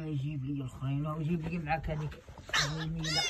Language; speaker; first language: Arabic; native; Arabic